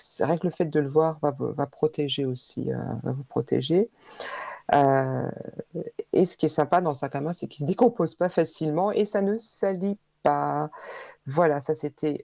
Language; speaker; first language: French; native; French